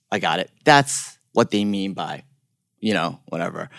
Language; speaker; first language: English; early bilingual, other home language; Korean